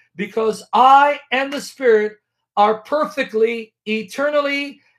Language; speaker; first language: English; native; English